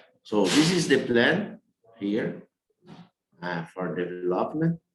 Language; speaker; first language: English; non-native, learner; Portuguese